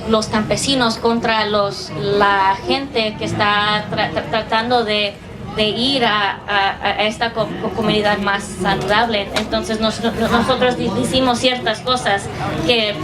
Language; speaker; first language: Spanish; early bilingual, heritage; English